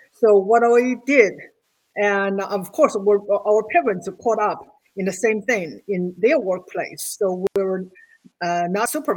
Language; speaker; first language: English; non-native, fluent; Chinese